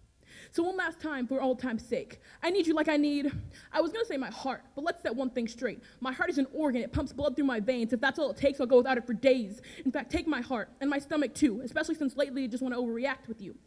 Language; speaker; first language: English; native; English